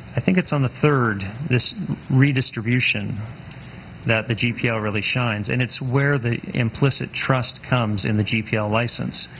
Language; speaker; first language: English; native; English